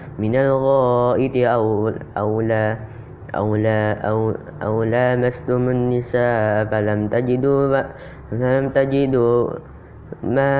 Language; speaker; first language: Arabic; non-native, learner; Indonesian